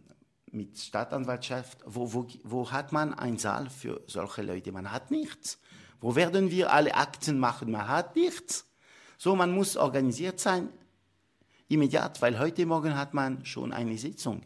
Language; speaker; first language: German; non-native, local second language; French